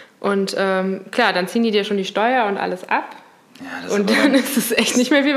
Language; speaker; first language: German; native; German